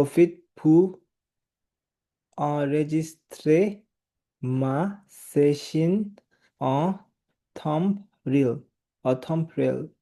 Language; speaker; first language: French; non-native, learner; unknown